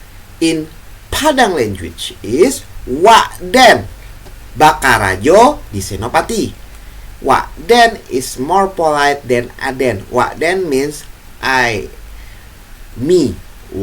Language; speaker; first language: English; non-native, fluent; Indonesian